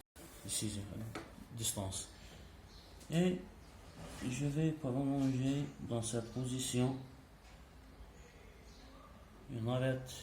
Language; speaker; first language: French; non-native, local second language; Arabic